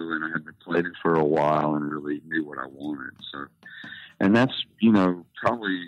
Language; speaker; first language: English; native; English